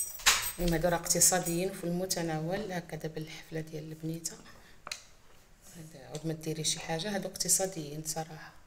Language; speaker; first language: Arabic; native; Arabic